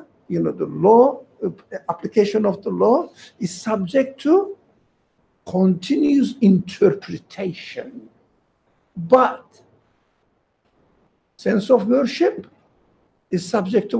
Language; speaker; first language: English; non-native, fluent; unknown